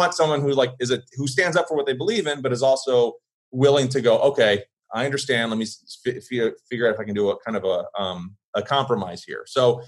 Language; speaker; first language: English; native; English